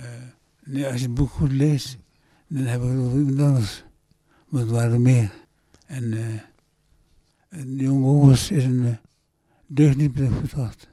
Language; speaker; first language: Dutch; early bilingual, other home language; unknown